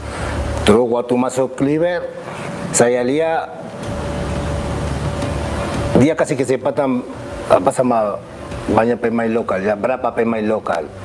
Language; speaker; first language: Indonesian; non-native, local second language; Spanish